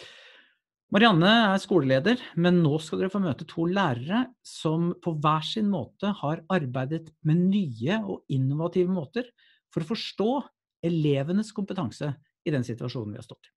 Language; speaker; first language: Norwegian; native; Norwegian